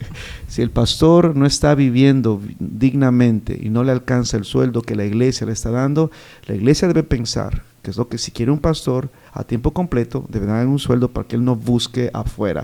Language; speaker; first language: Spanish; native; Spanish